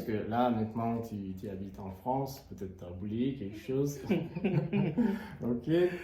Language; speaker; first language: French; non-native, fluent; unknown